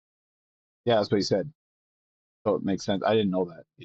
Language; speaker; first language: English; native; English